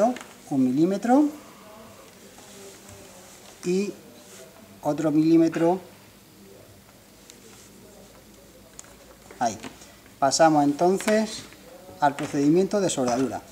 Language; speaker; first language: Spanish; native; Spanish